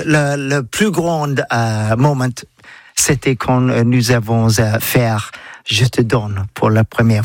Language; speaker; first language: French; non-native, learner; English